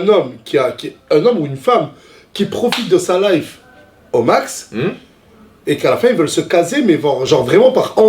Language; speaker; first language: French; native; French